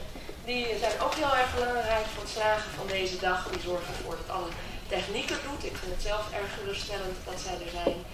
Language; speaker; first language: Dutch; native; Dutch